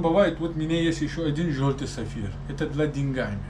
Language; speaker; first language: Russian; non-native, learner; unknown